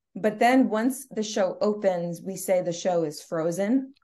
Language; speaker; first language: English; native; English